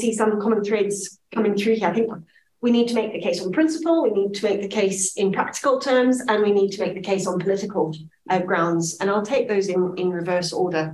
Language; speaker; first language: English; native; English